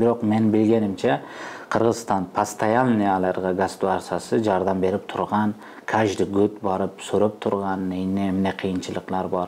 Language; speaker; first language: Kyrgyz; non-native, fluent; Uzbek